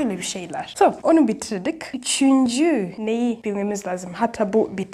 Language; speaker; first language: Turkish; non-native, learner; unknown